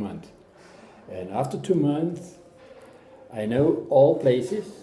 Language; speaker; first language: English; non-native, learner; German